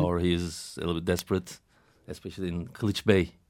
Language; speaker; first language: English; non-native, fluent; Turkish